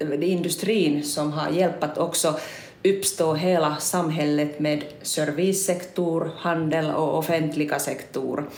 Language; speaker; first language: Swedish; non-native, local second language; Finnish